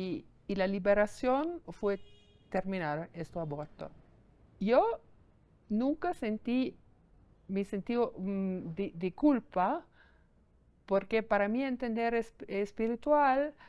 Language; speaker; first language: Spanish; non-native, fluent; German